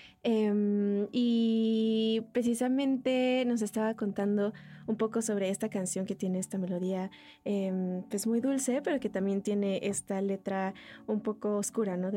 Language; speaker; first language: Spanish; native; Spanish